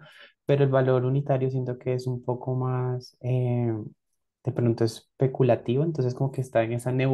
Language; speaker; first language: Spanish; native; Spanish